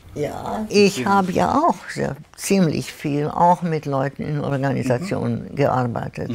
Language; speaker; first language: German; non-native, fluent; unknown